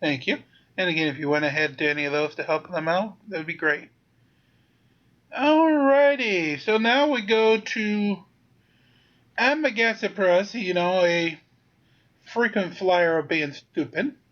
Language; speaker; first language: English; native; English